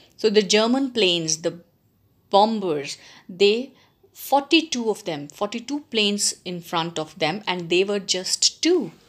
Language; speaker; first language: English; non-native, local second language; Punjabi